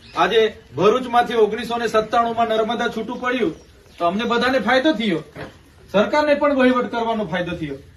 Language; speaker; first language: Gujarati; non-native, local second language; Vasavi